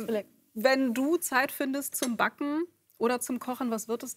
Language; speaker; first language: German; native; German